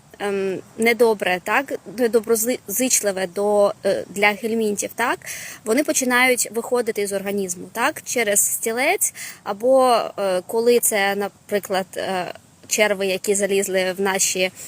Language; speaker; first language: Ukrainian; non-native, local second language; Russian